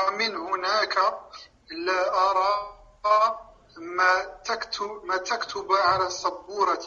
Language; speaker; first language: Arabic; non-native, learner; French